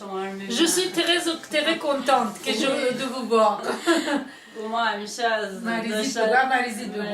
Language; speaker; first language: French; non-native, learner; Persian